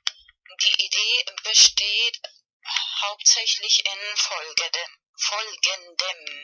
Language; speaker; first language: German; non-native, fluent; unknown